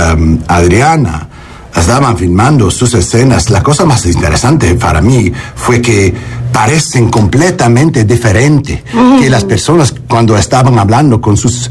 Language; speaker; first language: Spanish; non-native, learner; English